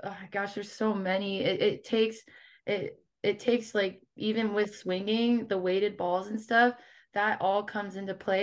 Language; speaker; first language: English; native; English